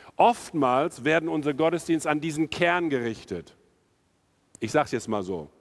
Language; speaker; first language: German; non-native, fluent; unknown